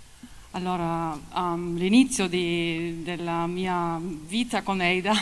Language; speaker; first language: Italian; non-native, fluent; German